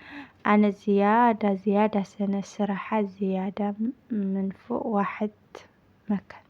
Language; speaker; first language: Arabic; non-native, learner; Amharic